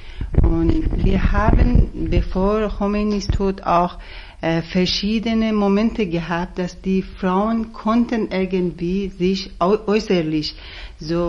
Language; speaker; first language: German; non-native, fluent; Persian